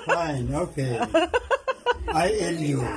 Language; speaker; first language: English; non-native, local second language; Filipino